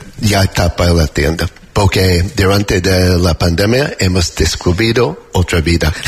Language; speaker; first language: Spanish; non-native, learner; English